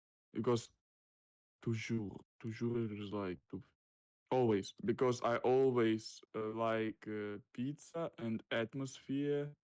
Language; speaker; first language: English; non-native, learner; Russian